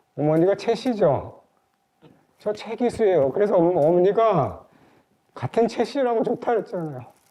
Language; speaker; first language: Korean; native; Korean